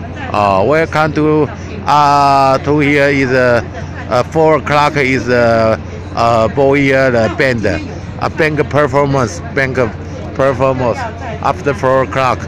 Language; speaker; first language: English; non-native, learner; Chinese